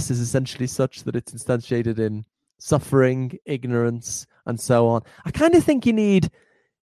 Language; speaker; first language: English; native; English